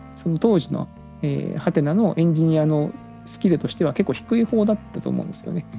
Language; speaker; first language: Japanese; native; Japanese